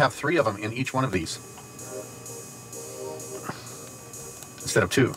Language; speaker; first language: English; native; English